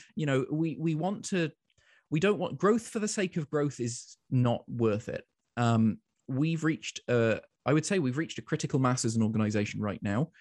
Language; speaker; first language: English; native; English